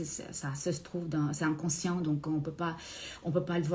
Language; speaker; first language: French; non-native, fluent; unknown